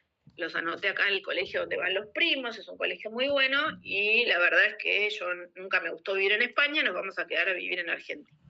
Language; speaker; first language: Spanish; native; Spanish